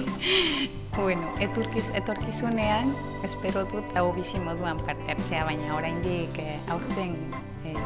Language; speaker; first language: Basque; non-native, learner; Spanish